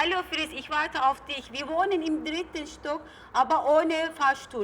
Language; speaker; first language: German; non-native, learner; Turkish